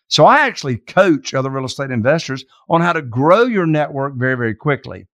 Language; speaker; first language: English; native; English